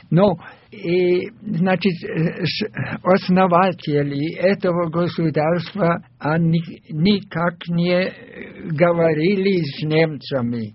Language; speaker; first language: Russian; non-native, fluent; German